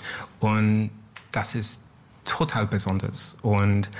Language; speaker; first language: German; non-native, learner; English